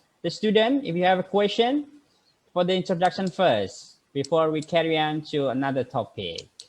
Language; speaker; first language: English; non-native, fluent; Indonesian